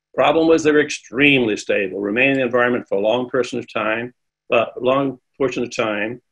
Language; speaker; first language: English; native; English